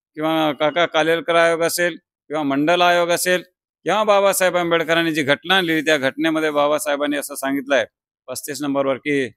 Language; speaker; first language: Marathi; non-native, local second language; Lambadi